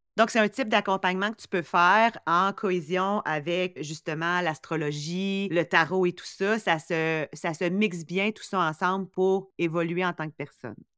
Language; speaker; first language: French; native; French